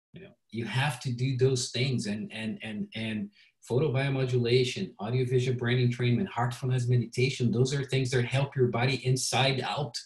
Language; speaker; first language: English; non-native, fluent; Portuguese